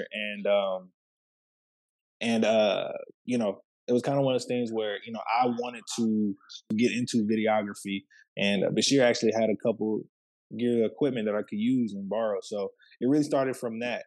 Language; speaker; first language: English; native; English